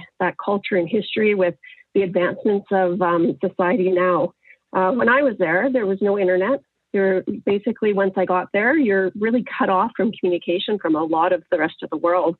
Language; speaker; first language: English; native; English